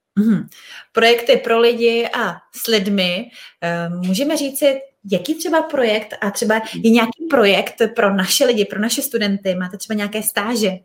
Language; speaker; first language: Czech; native; Czech